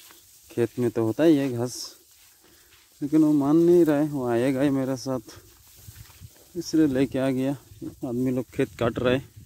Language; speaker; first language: Hindi; non-native, local second language; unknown